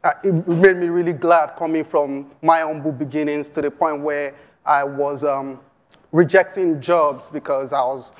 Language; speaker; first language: English; non-native, local second language; Yoruba